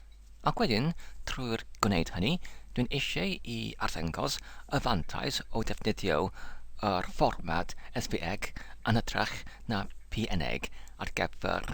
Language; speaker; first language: Welsh; non-native, learner; English